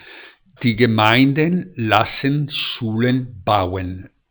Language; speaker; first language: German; non-native, fluent; Spanish